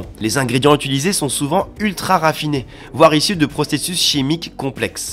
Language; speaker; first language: French; native; French